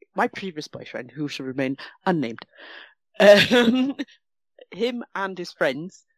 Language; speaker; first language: English; native; English